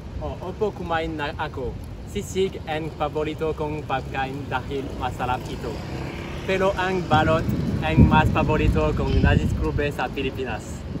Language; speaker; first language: Filipino; non-native, learner; French